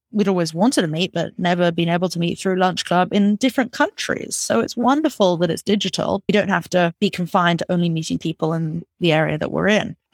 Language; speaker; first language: English; native; English